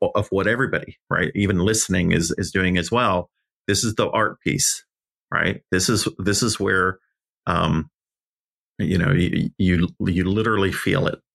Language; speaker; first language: English; early bilingual, other home language; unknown